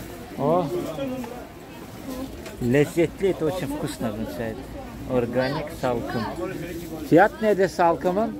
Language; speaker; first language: Russian; non-native, fluent; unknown